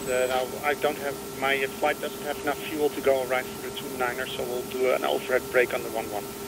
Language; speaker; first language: English; non-native, fluent; Dutch